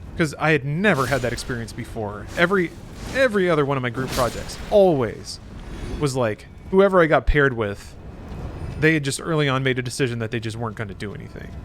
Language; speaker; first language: English; native; English